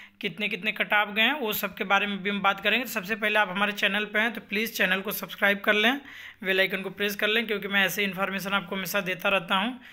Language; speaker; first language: Hindi; native; Hindi